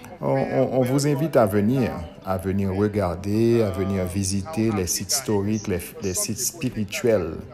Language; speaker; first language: French; non-native, local second language; Haitian Creole